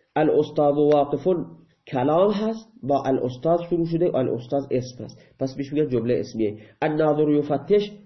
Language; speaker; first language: Persian; non-native, local second language; Baluchi